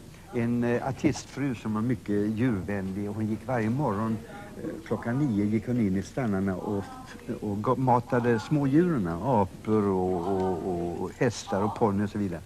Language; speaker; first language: Swedish; native; Swedish